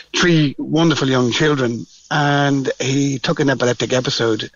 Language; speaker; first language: English; native; English